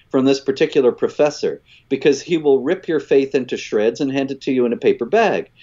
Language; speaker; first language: English; native; English